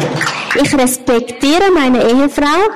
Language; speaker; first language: German; non-native, learner; Thai